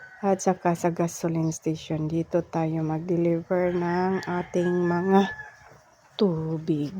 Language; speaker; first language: Filipino; non-native, local second language; Cebuano